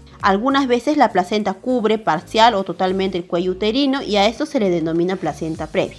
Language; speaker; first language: Spanish; native; Spanish